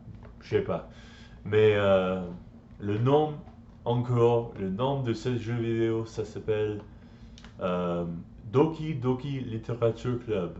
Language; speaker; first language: French; non-native, learner; English